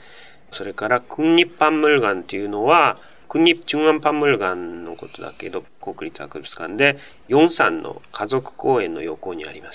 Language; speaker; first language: Japanese; native; Japanese